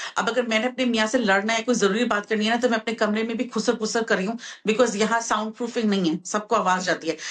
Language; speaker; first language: Urdu; native; Urdu